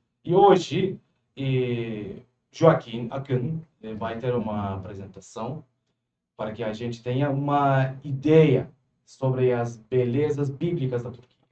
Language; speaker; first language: Portuguese; non-native, fluent; Turkish